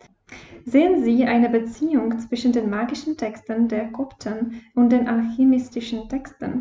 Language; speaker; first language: German; non-native, fluent; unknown